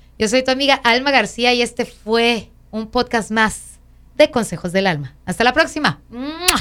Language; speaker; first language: Spanish; native; Spanish